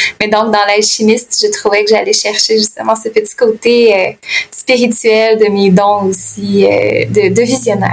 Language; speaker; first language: French; native; French